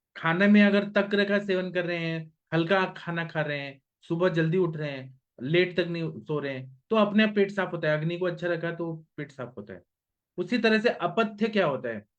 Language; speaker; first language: Hindi; non-native, local second language; Marathi